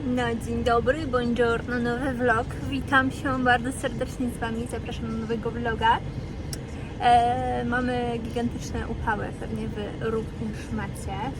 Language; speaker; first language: Polish; native; Polish